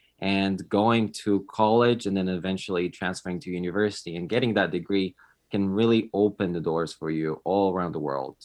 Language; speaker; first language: English; non-native, fluent; Polish